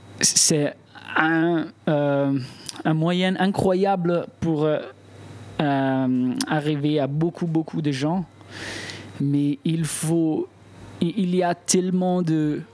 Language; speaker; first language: French; non-native, local second language; Italian